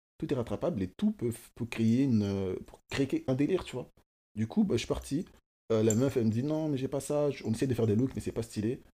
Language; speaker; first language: French; early bilingual, other home language; Kongo